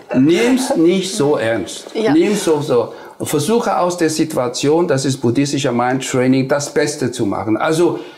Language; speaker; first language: German; non-native, fluent; Nepali